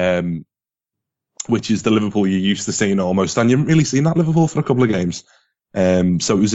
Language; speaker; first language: English; native; English